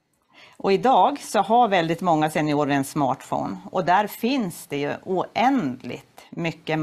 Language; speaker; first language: Swedish; native; Swedish